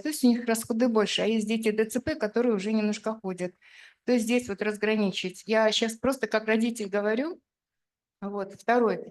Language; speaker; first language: Russian; native; Russian